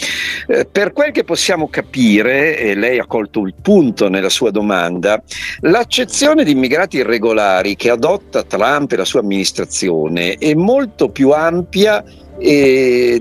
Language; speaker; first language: Italian; native; Italian